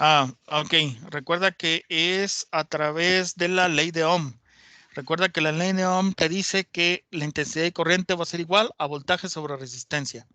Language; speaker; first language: Spanish; native; Spanish